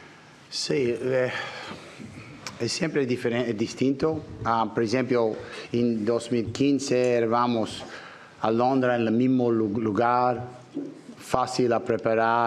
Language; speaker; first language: Spanish; non-native, learner; English